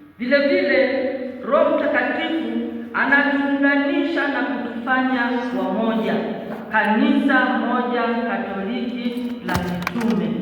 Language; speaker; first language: Swahili; native; Swahili